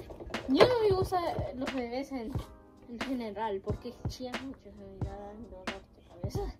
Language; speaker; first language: Spanish; early bilingual, heritage; Spanish